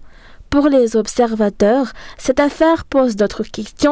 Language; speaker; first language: French; non-native, local second language; Malagasy